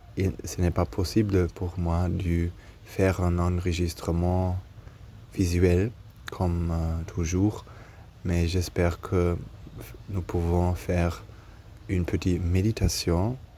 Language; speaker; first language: French; non-native, learner; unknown